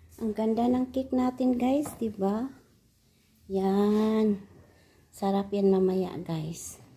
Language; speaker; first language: Filipino; non-native, local second language; Cebuano